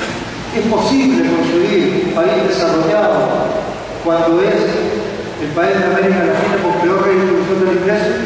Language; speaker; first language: Spanish; native; Spanish